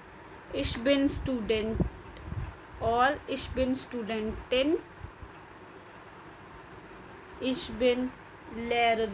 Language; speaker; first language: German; non-native, fluent; Hindi